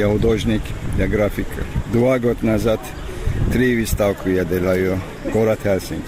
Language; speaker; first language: Russian; non-native, learner; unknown